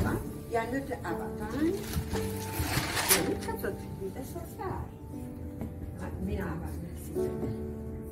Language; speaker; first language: Finnish; non-native, fluent; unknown